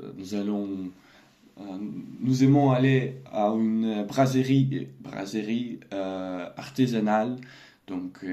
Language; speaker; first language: French; non-native, learner; Russian